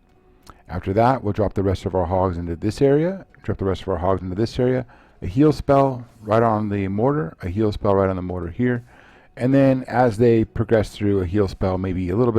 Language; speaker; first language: English; native; English